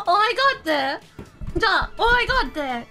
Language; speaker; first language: Japanese; non-native, learner; English